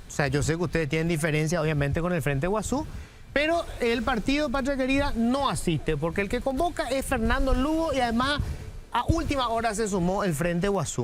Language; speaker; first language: Spanish; native; Spanish